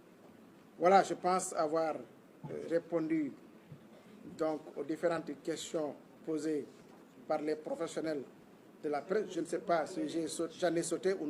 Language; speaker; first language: French; non-native, local second language; Wolof